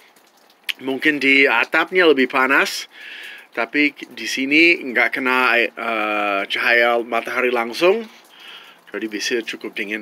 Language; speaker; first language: Indonesian; non-native, fluent; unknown